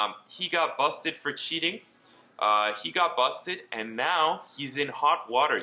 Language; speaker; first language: English; native; English